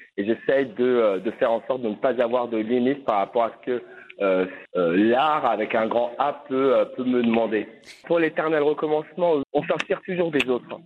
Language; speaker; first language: French; native; French